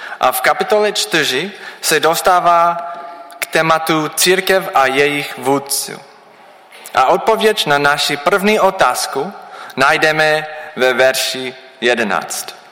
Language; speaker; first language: Czech; non-native, learner; English